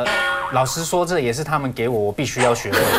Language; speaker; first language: Chinese; native; Chinese